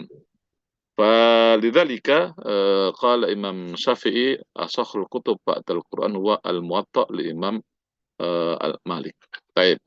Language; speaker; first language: Arabic; non-native, fluent; Indonesian